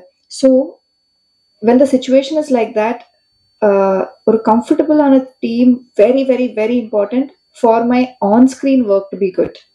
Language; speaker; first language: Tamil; non-native, learner; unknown